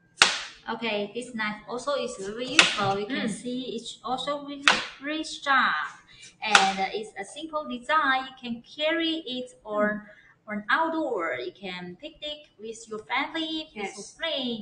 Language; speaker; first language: English; non-native, learner; Chinese